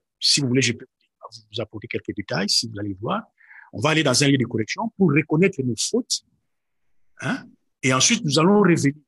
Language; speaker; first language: French; non-native, local second language; Lingala